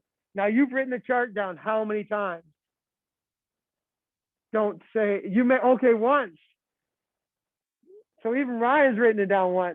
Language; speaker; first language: English; native; English